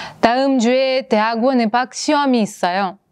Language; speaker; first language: Korean; non-native, fluent; Russian